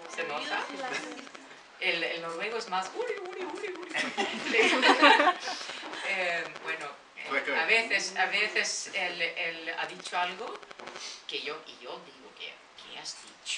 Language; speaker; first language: Spanish; non-native, fluent; Swedish